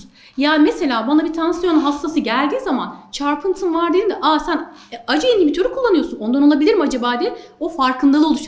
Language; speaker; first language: Turkish; native; Turkish